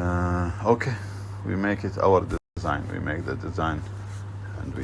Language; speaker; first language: English; non-native, learner; Arabic